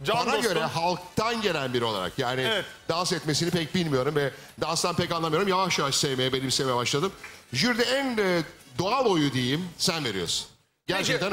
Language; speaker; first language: Turkish; native; Turkish